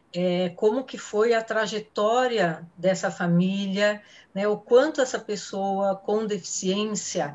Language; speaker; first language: Portuguese; native; Portuguese